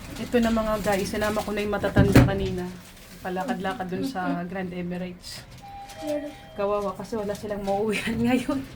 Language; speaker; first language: Filipino; non-native, local second language; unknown